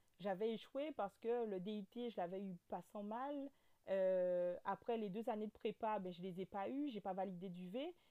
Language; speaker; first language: French; native; French